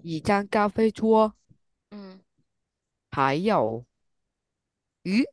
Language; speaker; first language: Chinese; non-native, learner; Vietnamese